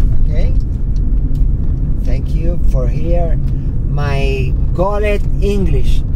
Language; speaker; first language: English; non-native, learner; Spanish